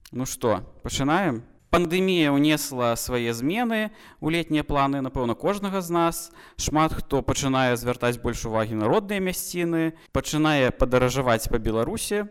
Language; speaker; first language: Belarusian; non-native, local second language; Russian